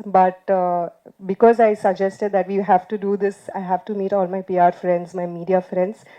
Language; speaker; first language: English; non-native, local second language; Tamil